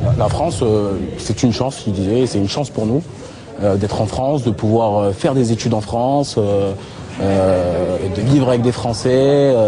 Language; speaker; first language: French; early bilingual, other home language; Lingala